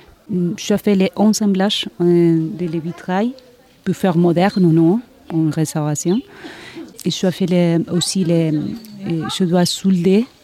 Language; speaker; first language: French; non-native, learner; Spanish